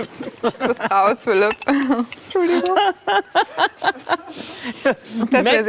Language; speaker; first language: German; native; German